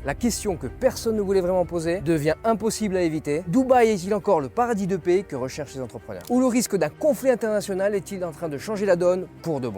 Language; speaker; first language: French; native; French